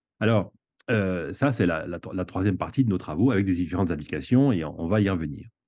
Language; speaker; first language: French; native; French